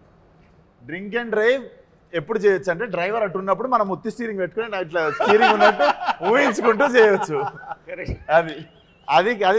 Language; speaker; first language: Telugu; native; Telugu